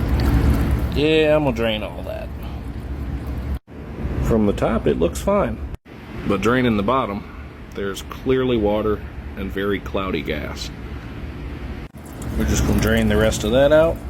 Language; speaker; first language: English; native; English